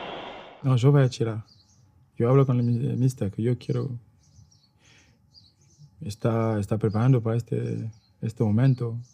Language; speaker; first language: Spanish; non-native, learner; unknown